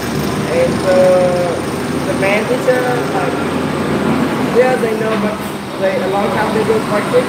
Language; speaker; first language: English; non-native, learner; Vietnamese